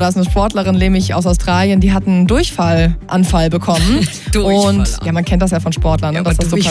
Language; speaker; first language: German; native; German